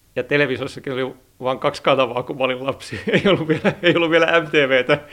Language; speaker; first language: Finnish; native; Finnish